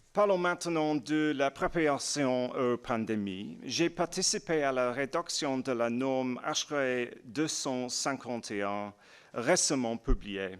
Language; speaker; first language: French; non-native, learner; English